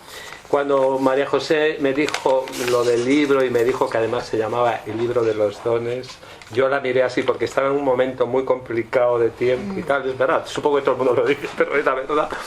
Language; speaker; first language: Spanish; native; Spanish